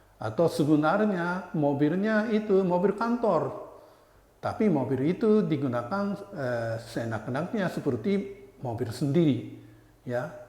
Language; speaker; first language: Indonesian; non-native, fluent; Japanese